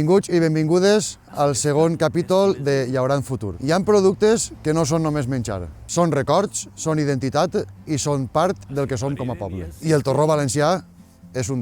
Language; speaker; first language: Catalan; native; Catalan